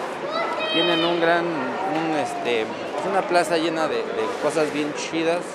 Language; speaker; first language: Spanish; native; Spanish